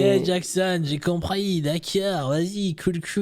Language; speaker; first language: French; native; French